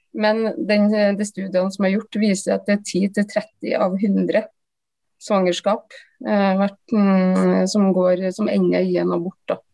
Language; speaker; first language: Norwegian; native; Norwegian